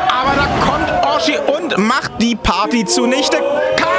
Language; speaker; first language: German; native; German